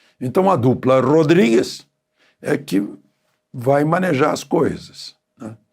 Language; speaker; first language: Portuguese; native; Portuguese